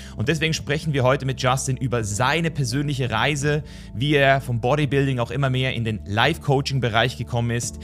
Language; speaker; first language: German; native; German